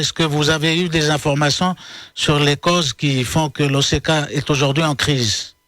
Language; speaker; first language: French; native; French